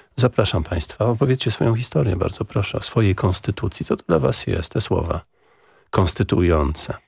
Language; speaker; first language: Polish; native; Polish